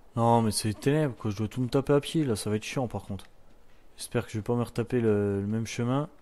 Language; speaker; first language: French; native; French